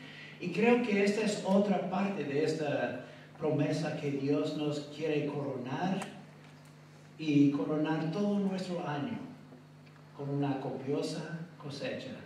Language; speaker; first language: Spanish; non-native, fluent; English